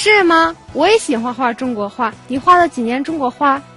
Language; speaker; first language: Chinese; non-native, fluent; Mongolian